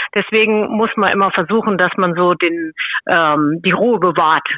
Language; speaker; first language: German; native; German